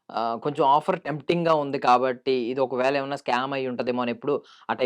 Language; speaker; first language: Telugu; native; Telugu